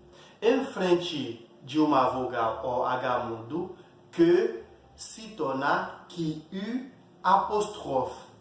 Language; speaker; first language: Portuguese; non-native, fluent; Haitian Creole